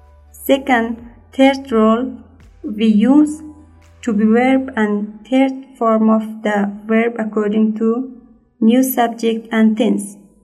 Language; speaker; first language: English; non-native, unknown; Persian